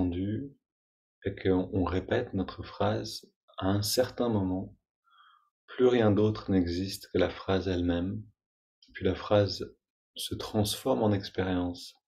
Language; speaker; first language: French; native; French